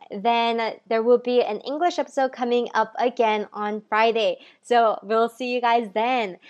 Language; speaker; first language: English; early bilingual, other home language; Korean